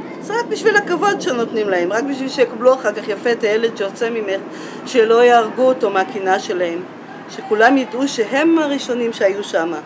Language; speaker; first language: Hebrew; native; Hebrew